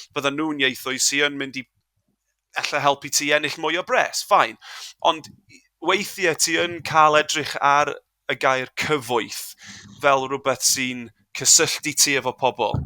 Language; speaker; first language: Welsh; non-native, local second language; English